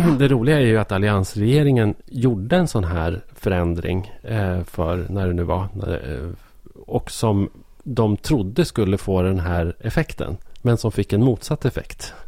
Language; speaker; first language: Swedish; native; Swedish